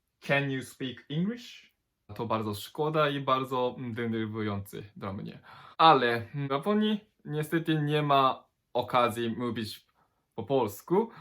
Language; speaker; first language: Polish; non-native, learner; Japanese